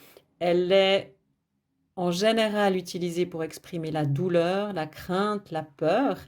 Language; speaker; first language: French; native; French